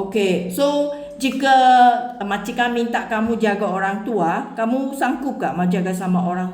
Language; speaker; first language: Indonesian; non-native, learner; Filipino